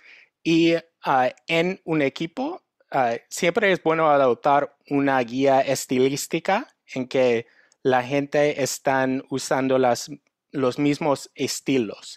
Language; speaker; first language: Spanish; non-native, fluent; English